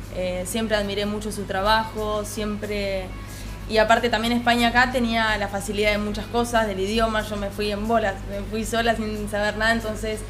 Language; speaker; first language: Spanish; native; Spanish